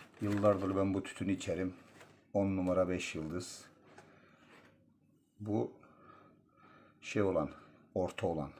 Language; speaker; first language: Turkish; native; Turkish